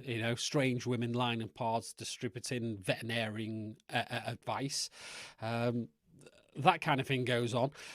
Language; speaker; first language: English; native; English